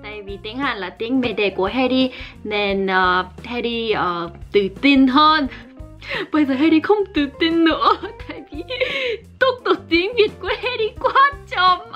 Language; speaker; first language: Vietnamese; non-native, fluent; Korean